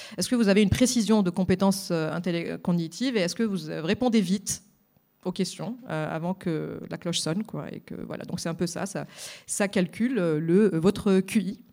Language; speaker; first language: French; non-native, local second language; Arabic